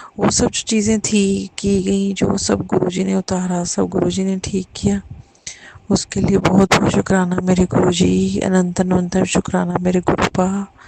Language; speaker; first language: Hindi; native; Hindi